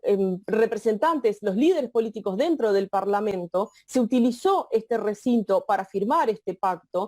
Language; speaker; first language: Spanish; native; Spanish